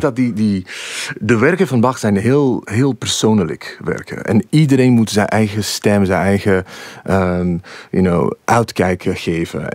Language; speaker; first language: Dutch; non-native, fluent; English